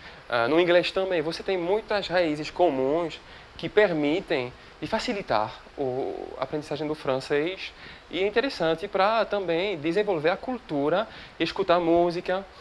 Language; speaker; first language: Portuguese; non-native, fluent; French